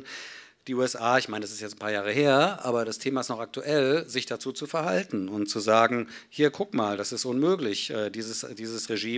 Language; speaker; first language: German; native; German